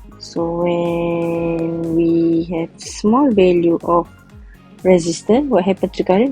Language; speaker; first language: English; non-native, local second language; Malay